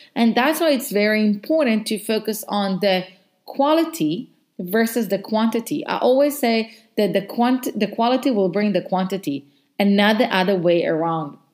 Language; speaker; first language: English; non-native, fluent; Hebrew